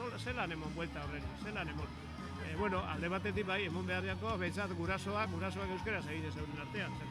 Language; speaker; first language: Basque; native; Basque